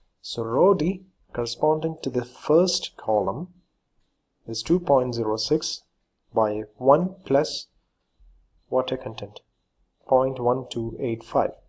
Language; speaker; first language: English; non-native, local second language; Malayalam